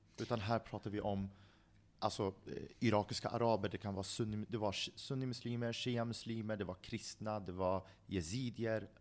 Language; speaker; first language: Swedish; early bilingual, other home language; Central Kurdish